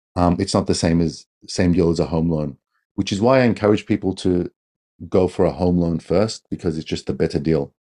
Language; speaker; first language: English; native; English